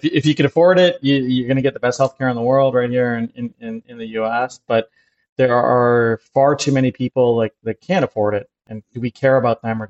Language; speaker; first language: English; native; English